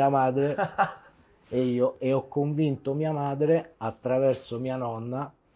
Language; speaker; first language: Italian; native; Italian